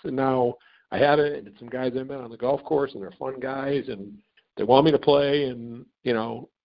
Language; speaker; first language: English; native; English